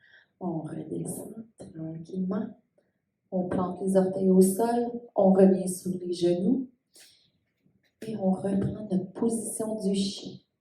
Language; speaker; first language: French; native; French